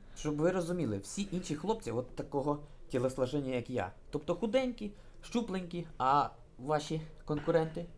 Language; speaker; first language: Ukrainian; native; Ukrainian